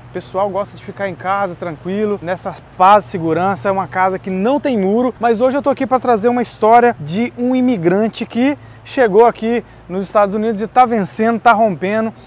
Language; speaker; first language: Portuguese; native; Portuguese